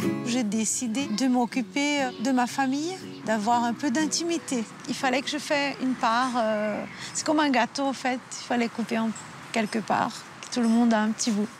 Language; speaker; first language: French; non-native, fluent; Portuguese